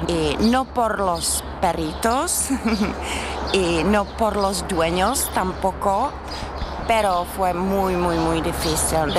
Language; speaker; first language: Spanish; non-native, fluent; Czech